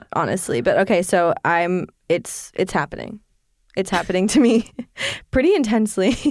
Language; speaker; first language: English; native; English